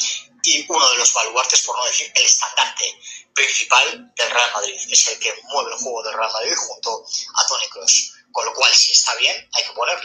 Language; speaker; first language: Spanish; native; Spanish